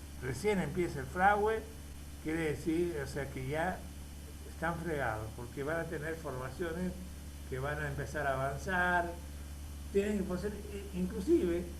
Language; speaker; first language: Spanish; native; Spanish